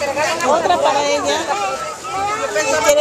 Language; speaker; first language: Spanish; native; Spanish